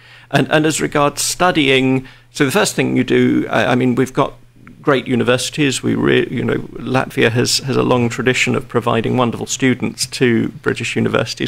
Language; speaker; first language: English; native; English